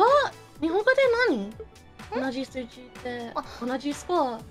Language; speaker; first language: Japanese; non-native, learner; English